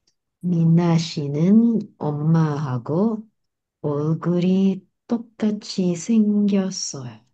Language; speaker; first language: Korean; non-native, learner; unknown